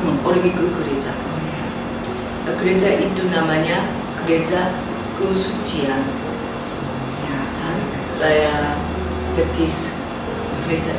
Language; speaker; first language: Indonesian; non-native, learner; Korean